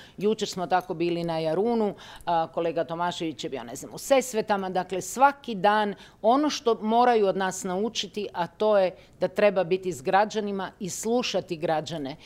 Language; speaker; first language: Croatian; native; Croatian